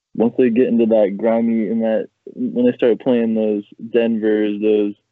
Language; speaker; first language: English; native; English